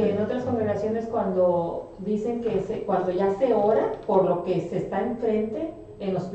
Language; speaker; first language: Spanish; native; Spanish